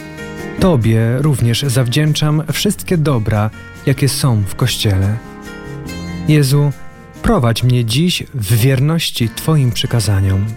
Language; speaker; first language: Polish; native; Polish